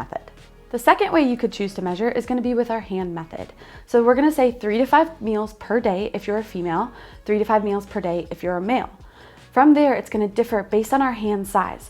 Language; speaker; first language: English; native; English